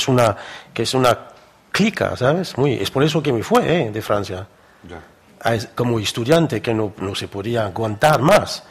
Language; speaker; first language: Spanish; non-native, fluent; French